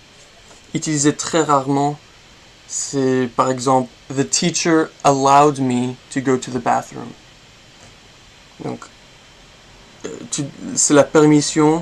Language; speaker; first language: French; non-native, fluent; English